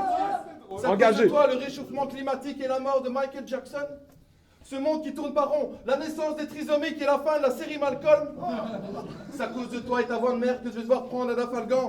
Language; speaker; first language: French; native; French